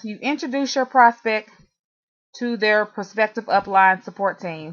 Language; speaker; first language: English; native; English